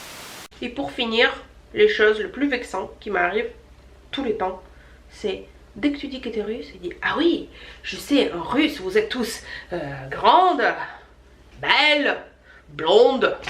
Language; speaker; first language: French; non-native, fluent; Russian